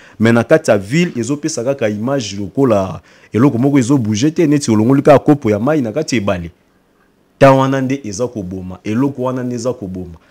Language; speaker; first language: Lingala; native; Lingala